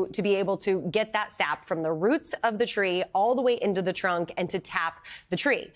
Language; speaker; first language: English; native; English